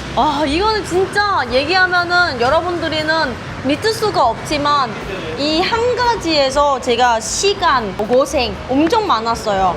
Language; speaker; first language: Korean; non-native, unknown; Vietnamese